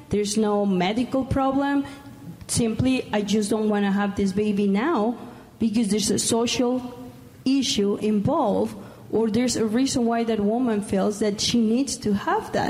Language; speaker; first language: English; non-native, fluent; Spanish